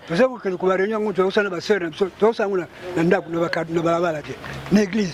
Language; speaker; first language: Lingala; native; Lingala